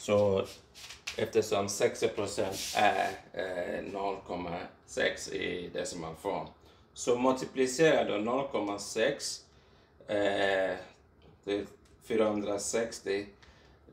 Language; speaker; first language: Swedish; non-native, fluent; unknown